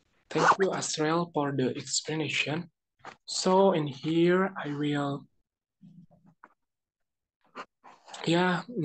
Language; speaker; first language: English; non-native, learner; Indonesian